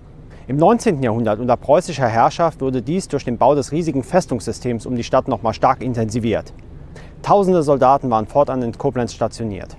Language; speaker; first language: German; native; German